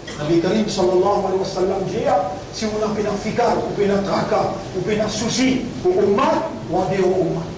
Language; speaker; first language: French; non-native, local second language; Morisyen